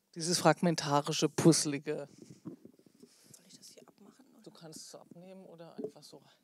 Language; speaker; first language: German; native; German